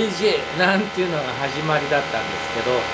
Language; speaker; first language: Japanese; native; Japanese